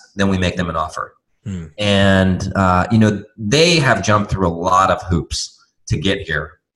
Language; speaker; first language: English; native; English